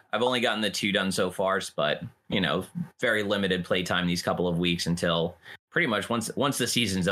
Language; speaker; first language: English; native; English